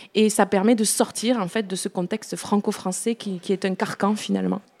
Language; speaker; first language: French; native; French